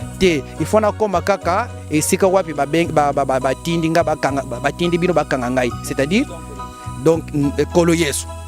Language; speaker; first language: Lingala; non-native, local second language; Kongo